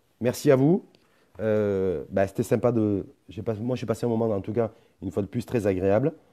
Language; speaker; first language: French; non-native, local second language; Arabic